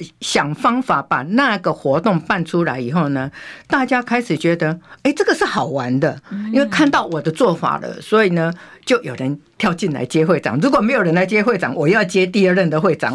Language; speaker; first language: Chinese; native; Chinese